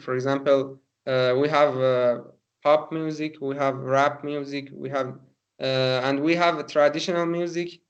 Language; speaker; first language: English; non-native, learner; Persian